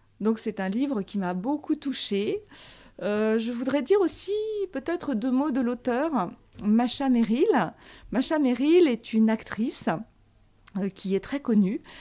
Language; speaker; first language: French; native; French